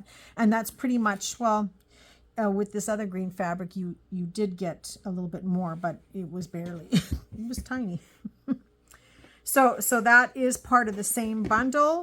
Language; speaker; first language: English; native; English